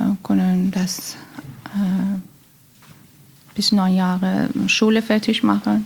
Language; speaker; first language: German; non-native, learner; Persian